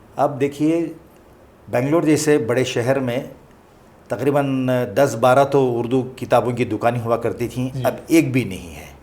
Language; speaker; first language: Urdu; native; Urdu